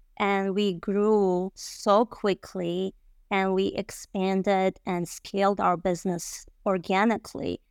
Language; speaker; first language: English; non-native, fluent; Bosnian